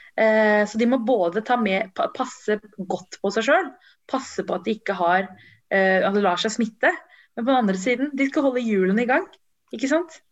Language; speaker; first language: Norwegian; early bilingual, other home language; Tamil